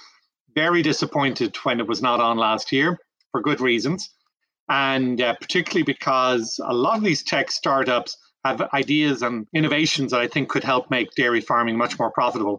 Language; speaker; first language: English; native; English